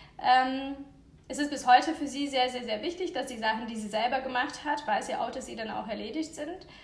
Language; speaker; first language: German; non-native, fluent; Russian